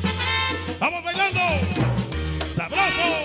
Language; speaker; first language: Spanish; native; Spanish